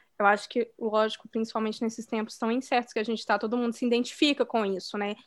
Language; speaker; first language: Portuguese; native; Portuguese